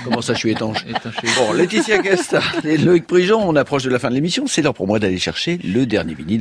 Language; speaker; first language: French; native; French